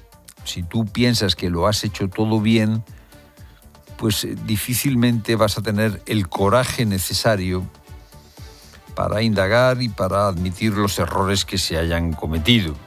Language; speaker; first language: Spanish; native; Spanish